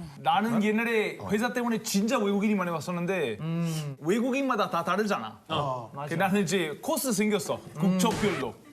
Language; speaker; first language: Korean; non-native, fluent; Italian